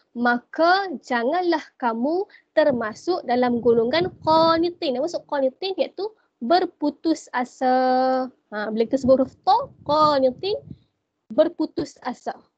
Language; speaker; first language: Malay; native; Malay